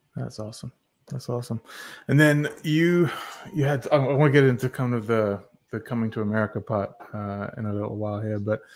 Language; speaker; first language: English; native; English